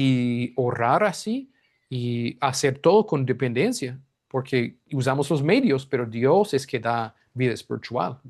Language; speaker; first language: Spanish; non-native, fluent; English